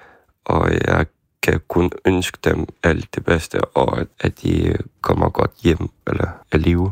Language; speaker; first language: Danish; non-native, learner; Ukrainian